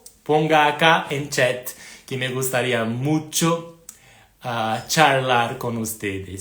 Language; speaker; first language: Spanish; non-native, fluent; Portuguese